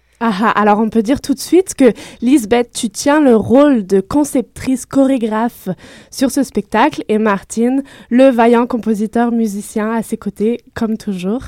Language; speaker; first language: French; native; French